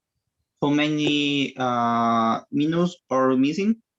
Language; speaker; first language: English; non-native, learner; Spanish